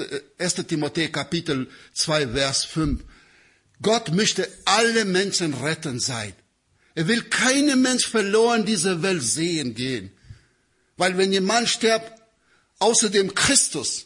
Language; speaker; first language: German; non-native, learner; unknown